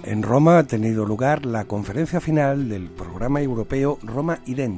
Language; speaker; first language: Spanish; native; Spanish